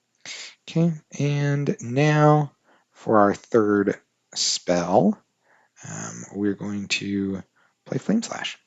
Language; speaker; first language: English; native; English